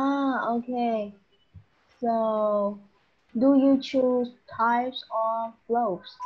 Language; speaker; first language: English; non-native, fluent; Vietnamese